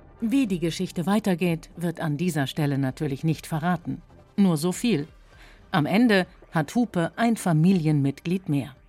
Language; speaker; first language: German; native; German